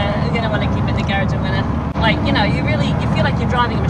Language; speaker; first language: English; native; English